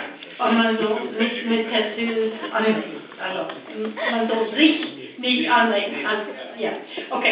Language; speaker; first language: German; non-native, fluent; English